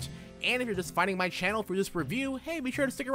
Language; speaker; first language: English; native; English